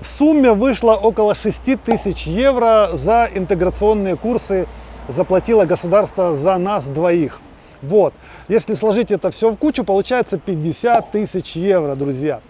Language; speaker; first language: Russian; native; Russian